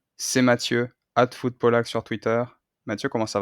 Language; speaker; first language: French; native; French